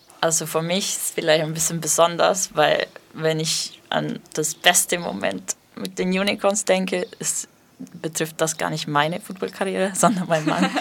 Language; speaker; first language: German; non-native, fluent; Italian